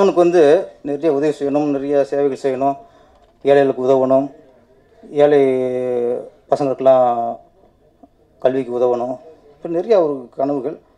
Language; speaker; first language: Tamil; native; Tamil